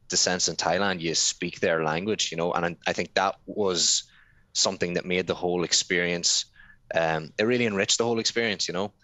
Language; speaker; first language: English; native; English